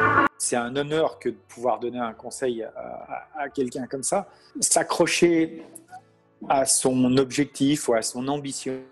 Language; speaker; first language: French; native; French